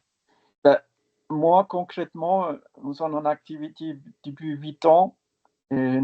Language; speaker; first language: French; non-native, fluent; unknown